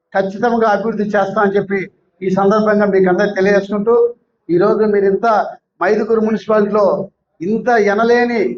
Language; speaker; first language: Telugu; native; Telugu